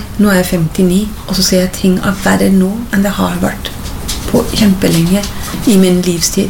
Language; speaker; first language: Norwegian; non-native, fluent; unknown